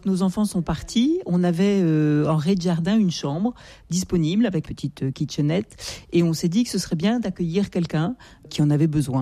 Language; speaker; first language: French; native; French